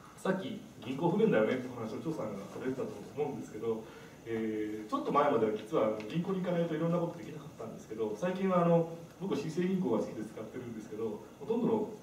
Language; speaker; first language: Japanese; native; Japanese